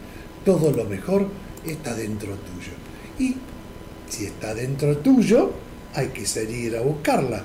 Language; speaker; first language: Spanish; native; Spanish